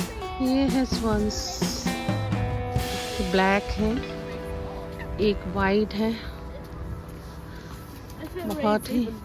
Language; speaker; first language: Hindi; non-native, local second language; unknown